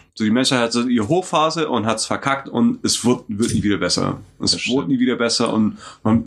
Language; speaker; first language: German; native; German